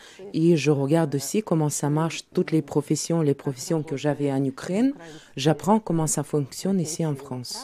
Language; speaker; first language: French; non-native, learner; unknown